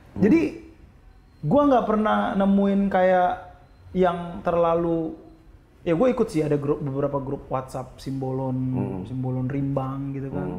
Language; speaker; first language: Indonesian; native; Indonesian